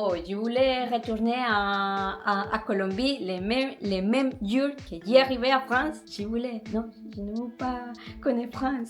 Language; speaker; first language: French; non-native, learner; Spanish